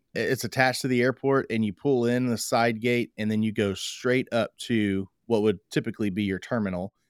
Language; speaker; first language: English; native; English